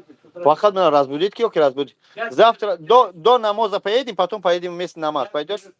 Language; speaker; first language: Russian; non-native, fluent; Tajik